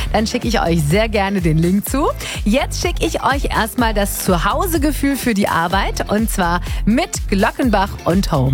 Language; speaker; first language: German; native; German